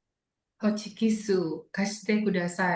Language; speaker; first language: Japanese; non-native, learner; Indonesian